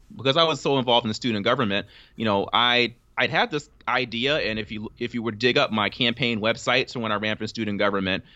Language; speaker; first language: English; native; English